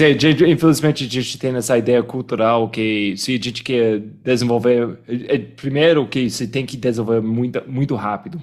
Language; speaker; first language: Portuguese; non-native, fluent; English